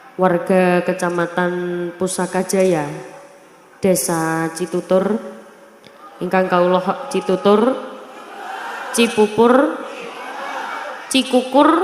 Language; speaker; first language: Indonesian; non-native, local second language; Javanese